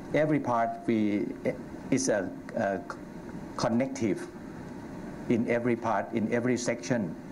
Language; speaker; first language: English; non-native, learner; Thai